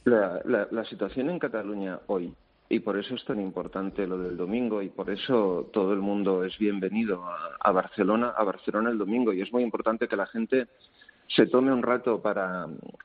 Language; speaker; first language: Spanish; native; Spanish